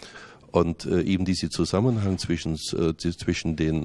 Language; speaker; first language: German; native; German